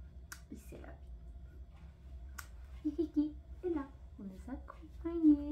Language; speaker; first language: French; non-native, fluent; Portuguese